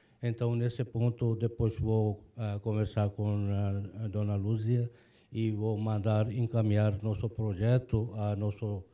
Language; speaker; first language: Portuguese; non-native, fluent; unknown